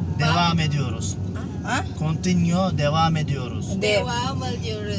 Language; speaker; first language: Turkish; non-native, learner; Indonesian